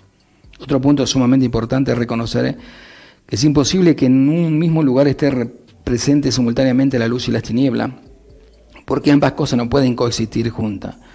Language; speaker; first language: Spanish; native; Spanish